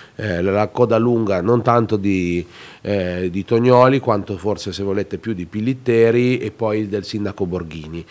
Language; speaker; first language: Italian; native; Italian